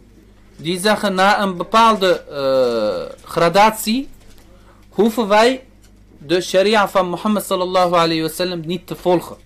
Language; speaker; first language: Dutch; early bilingual, other home language; Turkish